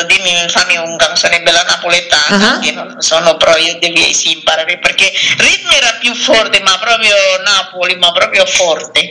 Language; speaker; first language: Italian; non-native, learner; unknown